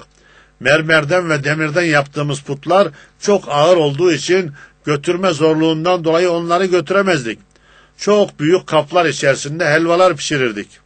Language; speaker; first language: Turkish; native; Turkish